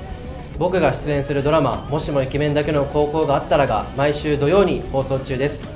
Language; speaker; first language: Japanese; native; Japanese